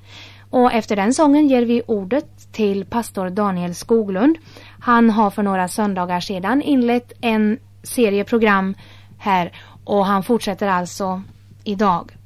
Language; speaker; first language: Swedish; native; Swedish